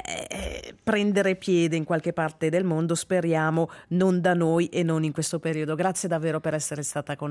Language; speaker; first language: Italian; native; Italian